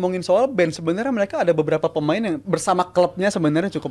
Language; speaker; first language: Indonesian; native; Indonesian